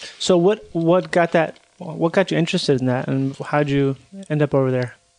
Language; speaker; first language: English; native; English